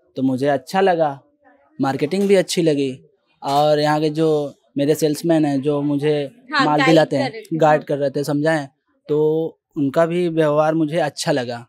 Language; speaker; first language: Hindi; native; Hindi